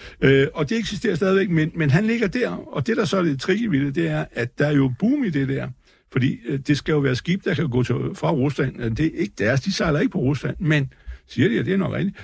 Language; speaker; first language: Danish; native; Danish